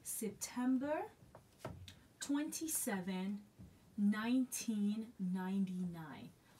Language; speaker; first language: English; non-native, learner; Haitian Creole